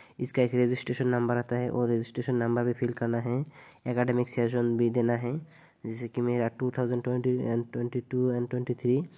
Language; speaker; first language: Hindi; non-native, local second language; Bangla